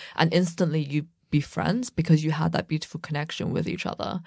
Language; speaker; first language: English; native; English